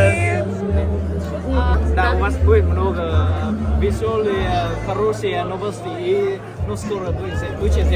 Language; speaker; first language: Russian; non-native, learner; Burmese